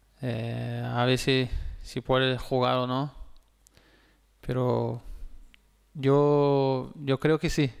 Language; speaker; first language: Spanish; non-native, fluent; Portuguese